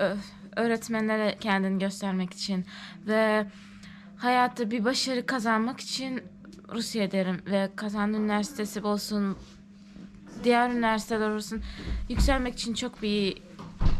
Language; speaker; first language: Turkish; non-native, fluent; Turkmen